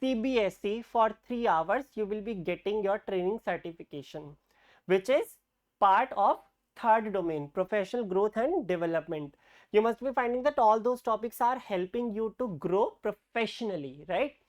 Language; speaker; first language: English; non-native, local second language; Hindi